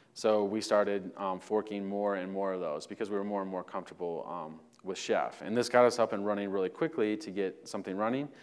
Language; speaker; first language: English; native; English